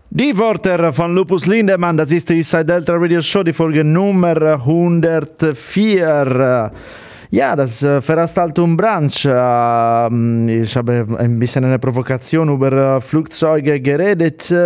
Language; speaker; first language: German; non-native, fluent; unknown